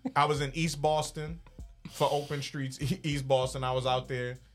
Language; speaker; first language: English; early bilingual, other home language; Spanish